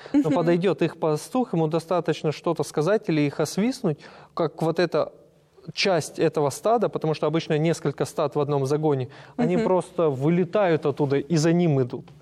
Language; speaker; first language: Russian; native; Russian